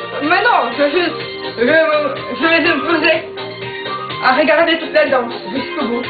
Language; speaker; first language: French; non-native, fluent; Russian